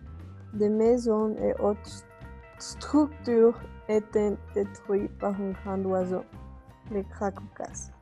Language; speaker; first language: French; non-native, learner; Spanish